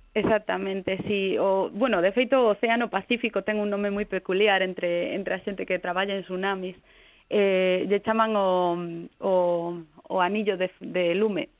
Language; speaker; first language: Galician; non-native, local second language; Spanish